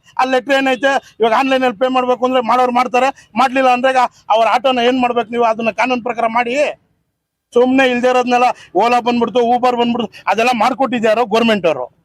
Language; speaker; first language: Kannada; native; Kannada